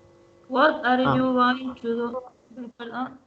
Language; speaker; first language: English; non-native, learner; Spanish